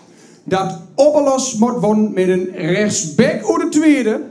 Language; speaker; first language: Dutch; native; Dutch